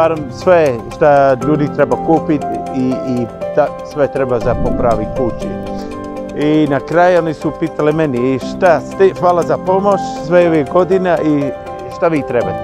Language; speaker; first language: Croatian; non-native, learner; English